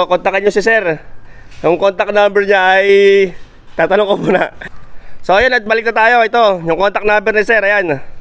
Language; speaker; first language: Filipino; native; Filipino